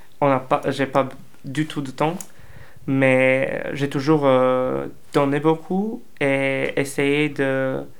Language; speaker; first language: French; non-native, fluent; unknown